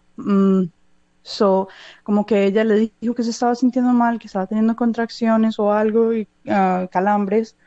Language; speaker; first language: Spanish; native; Spanish